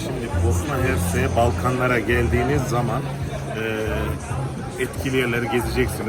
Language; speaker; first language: Turkish; native; Turkish